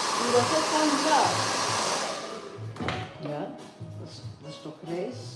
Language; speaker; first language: Dutch; native; Dutch